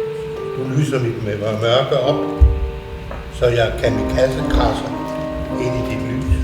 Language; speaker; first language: Danish; native; Danish